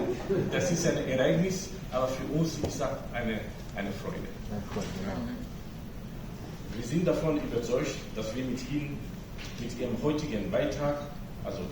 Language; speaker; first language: German; non-native, fluent; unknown